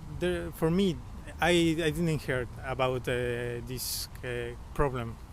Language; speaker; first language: English; non-native, learner; Spanish